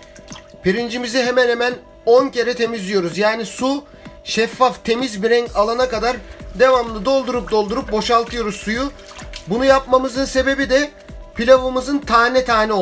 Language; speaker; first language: Turkish; native; Turkish